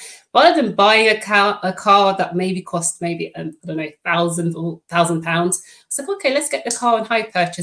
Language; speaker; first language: English; non-native, fluent; Dutch